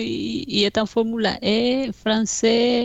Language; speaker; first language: French; non-native, fluent; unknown